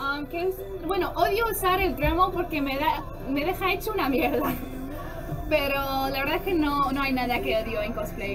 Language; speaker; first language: Spanish; early bilingual, heritage; Spanish